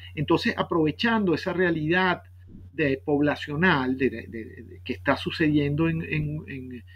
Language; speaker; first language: Spanish; native; Spanish